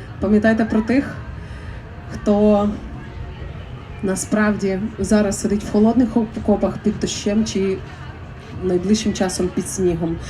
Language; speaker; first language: Ukrainian; native; Ukrainian